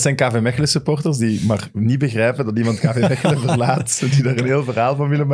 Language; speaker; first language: Dutch; native; Dutch